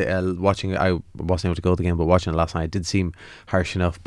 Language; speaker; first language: English; native; English